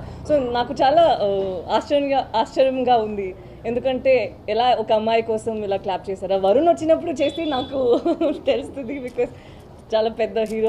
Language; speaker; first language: Telugu; non-native, local second language; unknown